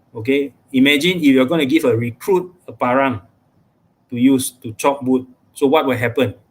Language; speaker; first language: English; non-native, local second language; Malay